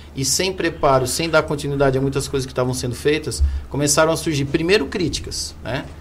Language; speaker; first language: Portuguese; non-native, fluent; German